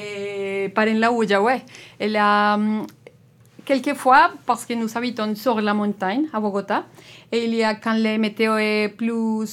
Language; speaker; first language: French; non-native, learner; Spanish